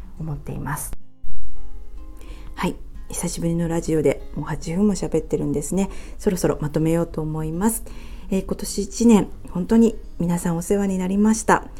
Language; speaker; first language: Japanese; native; Japanese